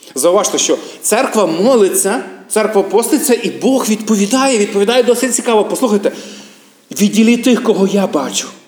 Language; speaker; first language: Ukrainian; native; Ukrainian